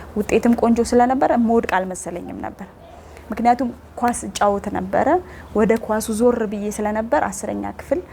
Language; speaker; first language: Amharic; native; Amharic